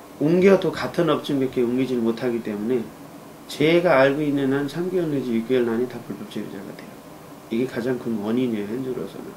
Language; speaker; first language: Korean; non-native, fluent; Nepali